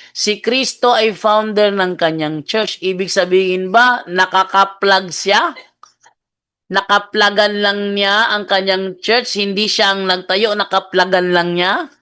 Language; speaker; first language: Filipino; non-native, local second language; Cebuano